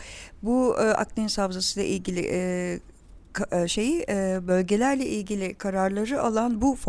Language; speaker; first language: Turkish; native; Turkish